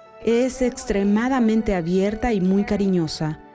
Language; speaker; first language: Spanish; non-native, fluent; English